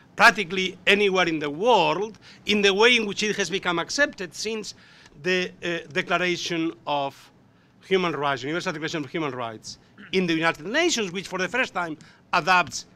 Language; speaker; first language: English; non-native, fluent; Spanish